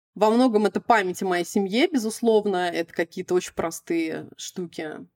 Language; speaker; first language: Russian; native; Russian